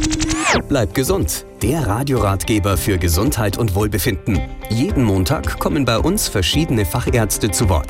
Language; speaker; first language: German; native; German